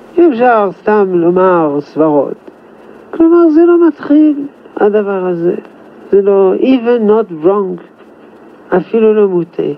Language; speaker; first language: Hebrew; non-native, fluent; French